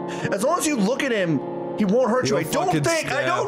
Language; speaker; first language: English; native; English